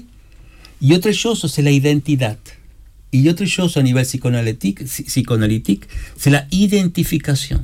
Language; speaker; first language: French; non-native, learner; Spanish